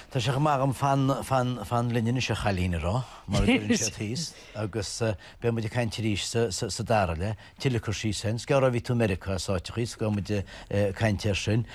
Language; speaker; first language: Irish; native; Irish